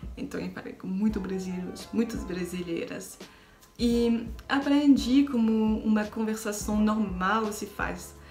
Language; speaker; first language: Portuguese; non-native, learner; French